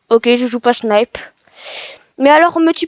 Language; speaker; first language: French; native; French